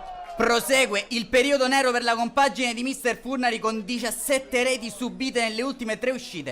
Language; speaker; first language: Italian; native; Italian